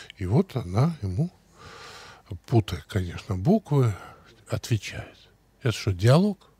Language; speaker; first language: Russian; native; Russian